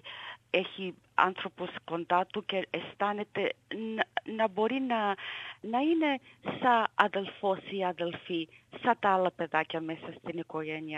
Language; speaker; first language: Greek; early bilingual, heritage; Greek